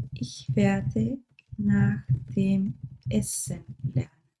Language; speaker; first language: German; non-native, learner; Turkish